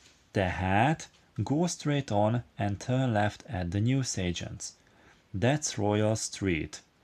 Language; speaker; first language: English; non-native, fluent; Hungarian